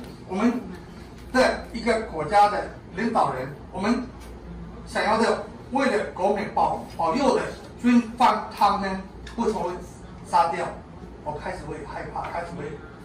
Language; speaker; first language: Chinese; non-native, learner; Burmese